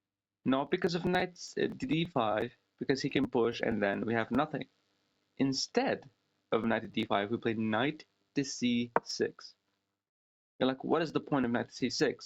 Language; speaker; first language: English; non-native, fluent; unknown